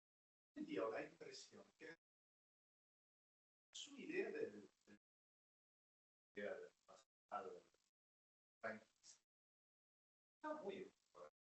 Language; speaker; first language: Spanish; non-native, fluent; Italian